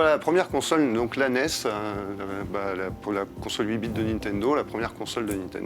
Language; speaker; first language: French; native; French